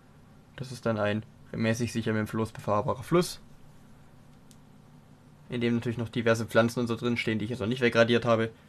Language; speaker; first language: German; native; German